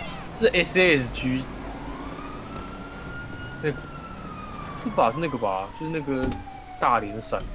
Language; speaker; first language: Chinese; native; Chinese